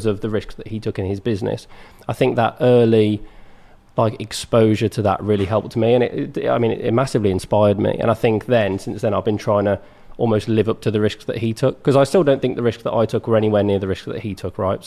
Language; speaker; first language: English; native; English